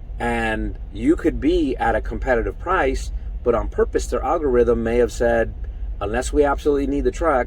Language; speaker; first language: English; native; English